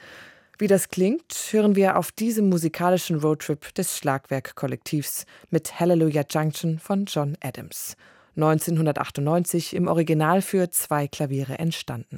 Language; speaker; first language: German; native; German